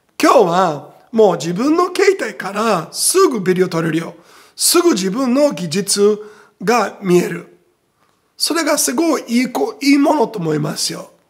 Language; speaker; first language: Japanese; non-native, fluent; Portuguese